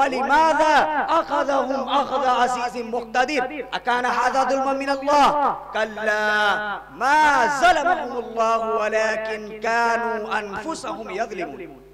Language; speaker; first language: Arabic; non-native, learner; Urdu